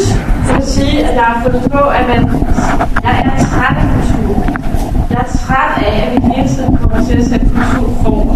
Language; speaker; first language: Danish; native; Danish